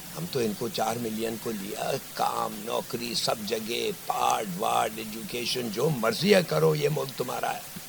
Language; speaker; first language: Urdu; native; Urdu